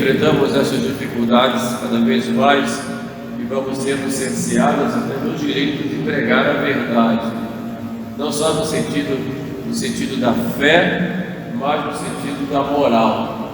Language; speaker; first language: Portuguese; native; Portuguese